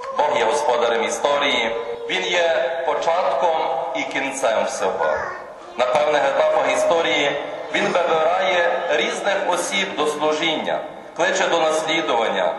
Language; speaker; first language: Ukrainian; native; Ukrainian